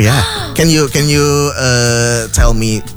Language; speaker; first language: English; non-native, fluent; Indonesian